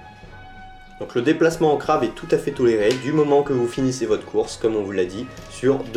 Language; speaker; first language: French; native; French